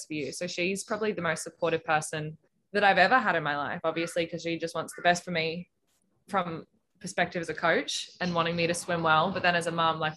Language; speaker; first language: English; native; English